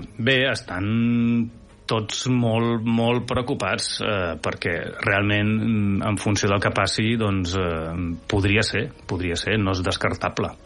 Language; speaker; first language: Catalan; native; Catalan